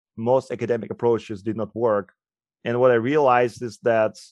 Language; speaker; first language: English; non-native, fluent; Ukrainian